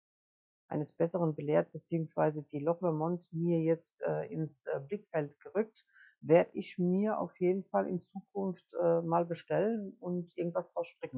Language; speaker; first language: German; native; German